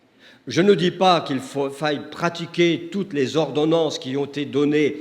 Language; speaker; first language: French; native; French